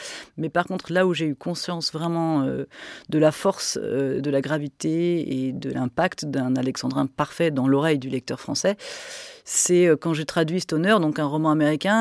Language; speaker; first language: French; native; French